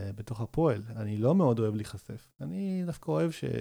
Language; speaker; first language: Hebrew; native; Hebrew